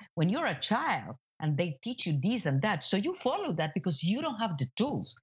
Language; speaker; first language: English; non-native, fluent; Spanish